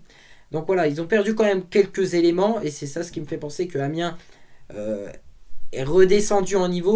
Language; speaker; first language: French; native; French